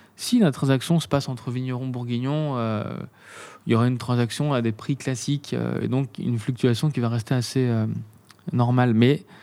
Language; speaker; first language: French; native; French